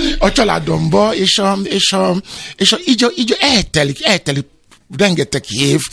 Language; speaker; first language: Hungarian; non-native, fluent; Yoruba